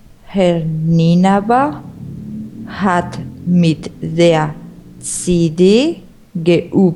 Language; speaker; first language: German; non-native, learner; Spanish